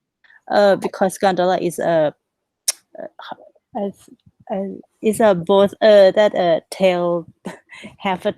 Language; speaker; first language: English; non-native, learner; Thai